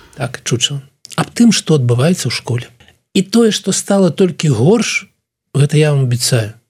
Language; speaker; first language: Belarusian; non-native, local second language; Russian